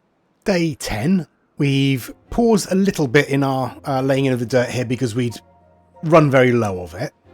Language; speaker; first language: English; native; English